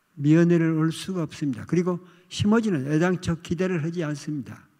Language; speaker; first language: Korean; native; Korean